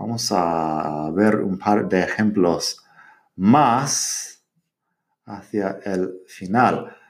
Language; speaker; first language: Spanish; non-native, fluent; English